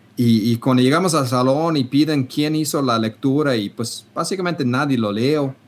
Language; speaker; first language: Spanish; non-native, fluent; English